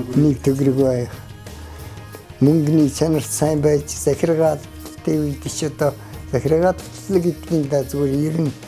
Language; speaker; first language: Mongolian; native; Mongolian